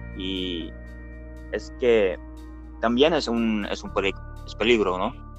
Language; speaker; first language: Spanish; non-native, fluent; Dutch